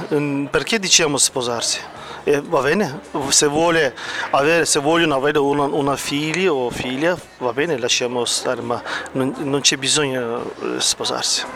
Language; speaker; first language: Italian; non-native, learner; Turkish